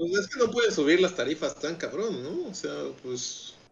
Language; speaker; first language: Spanish; native; Spanish